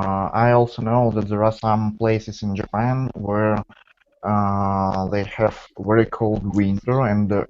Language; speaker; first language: English; non-native, fluent; Russian